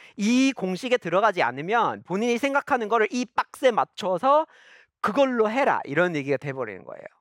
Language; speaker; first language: Korean; non-native, fluent; English